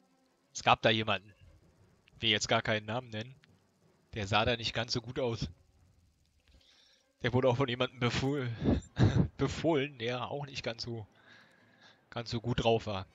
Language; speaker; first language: German; native; German